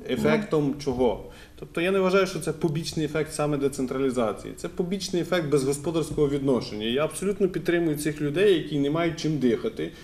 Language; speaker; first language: Ukrainian; native; Ukrainian